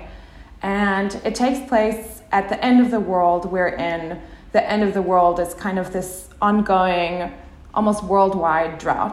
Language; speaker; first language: English; native; English